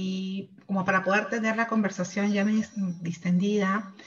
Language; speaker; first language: Spanish; native; Spanish